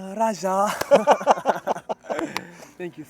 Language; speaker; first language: English; non-native, learner; Arabic